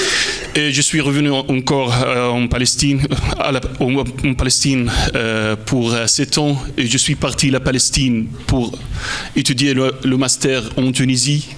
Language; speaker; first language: French; non-native, fluent; Arabic